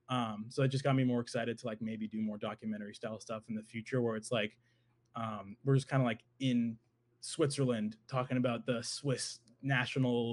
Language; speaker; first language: English; native; English